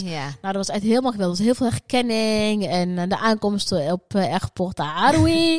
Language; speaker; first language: Dutch; early bilingual, other home language; Arabic